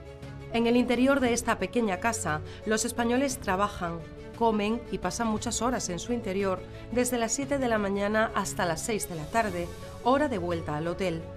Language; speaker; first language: Spanish; native; Spanish